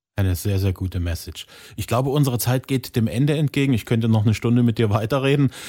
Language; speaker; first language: German; native; German